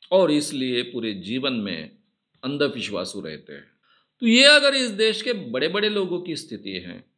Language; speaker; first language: Hindi; non-native, local second language; Marathi